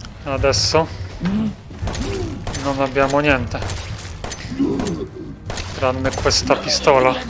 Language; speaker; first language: Italian; non-native, fluent; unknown